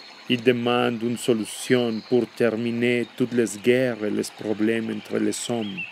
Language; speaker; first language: French; non-native, learner; Spanish